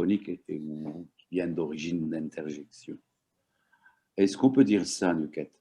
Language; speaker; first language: French; non-native, fluent; Turkish